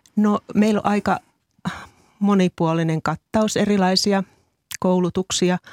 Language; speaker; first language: Finnish; native; Finnish